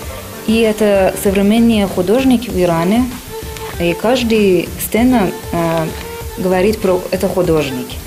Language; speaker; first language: Russian; non-native, learner; Persian